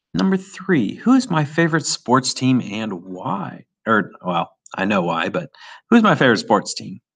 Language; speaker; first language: English; native; English